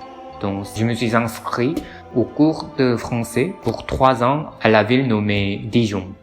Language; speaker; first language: French; non-native, learner; Korean